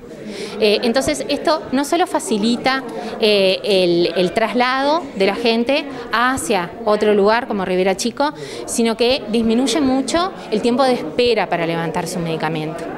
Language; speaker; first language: Spanish; native; Spanish